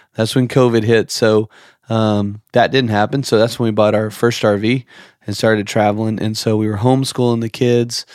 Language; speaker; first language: English; native; English